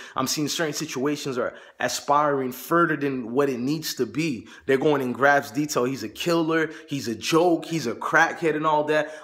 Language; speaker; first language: English; native; English